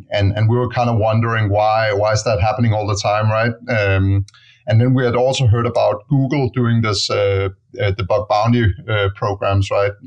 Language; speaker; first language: English; non-native, fluent; Danish